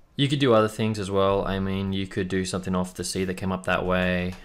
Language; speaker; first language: English; native; English